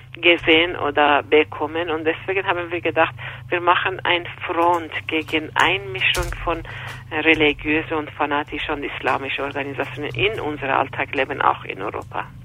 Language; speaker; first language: German; non-native, fluent; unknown